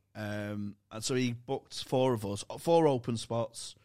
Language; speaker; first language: English; native; English